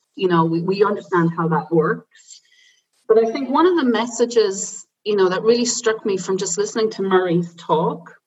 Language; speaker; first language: English; native; English